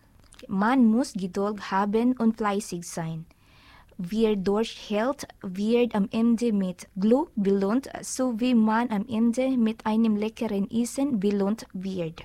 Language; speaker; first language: German; non-native, learner; Filipino